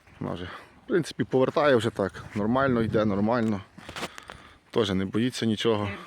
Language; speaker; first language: Ukrainian; native; Ukrainian